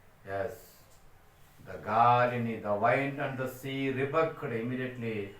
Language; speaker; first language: English; non-native, local second language; Telugu